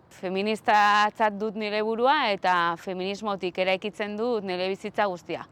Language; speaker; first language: Basque; non-native, local second language; Spanish